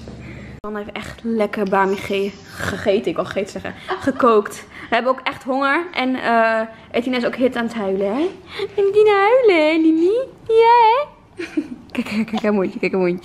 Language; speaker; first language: Dutch; native; Dutch